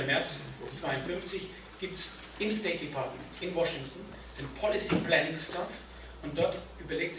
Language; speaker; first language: German; native; German